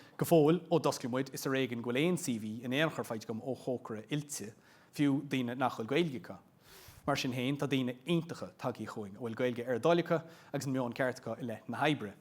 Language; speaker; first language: Irish; non-native, local second language; English